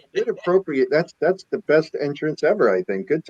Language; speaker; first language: English; native; English